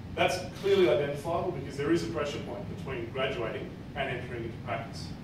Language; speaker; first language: English; native; English